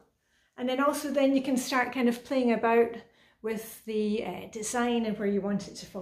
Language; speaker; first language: English; native; English